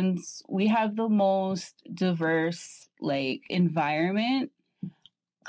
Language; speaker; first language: English; native; English